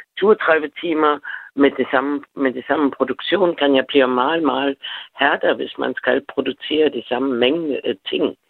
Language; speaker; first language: Danish; non-native, fluent; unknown